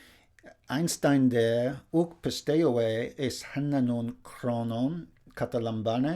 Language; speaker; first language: Greek; non-native, fluent; English